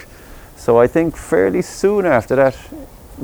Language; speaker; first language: English; native; English